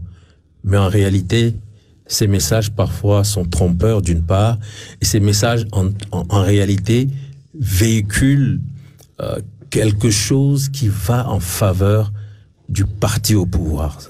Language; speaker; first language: French; non-native, local second language; Ewe